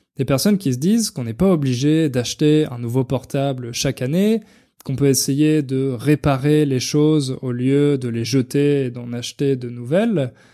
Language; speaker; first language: French; native; French